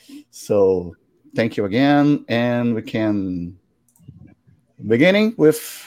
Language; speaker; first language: English; non-native, learner; Portuguese